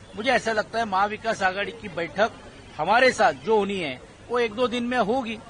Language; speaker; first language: Hindi; non-native, local second language; Marathi